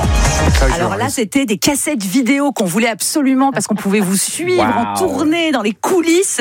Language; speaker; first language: French; native; French